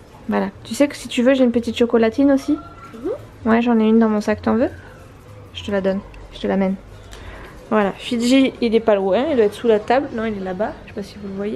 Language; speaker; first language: French; native; French